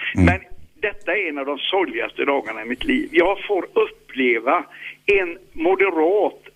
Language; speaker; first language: Swedish; native; Swedish